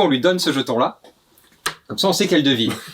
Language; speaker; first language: French; native; French